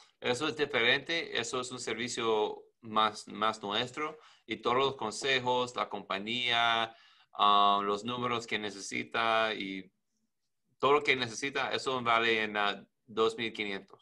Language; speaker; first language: Spanish; non-native, learner; English